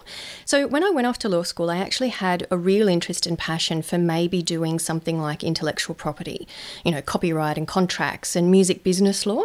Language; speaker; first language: English; native; English